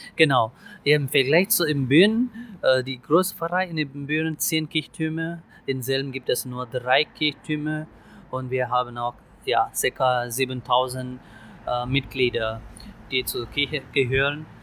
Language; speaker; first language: German; non-native, fluent; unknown